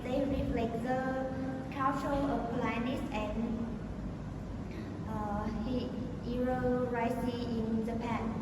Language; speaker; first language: English; non-native, learner; Vietnamese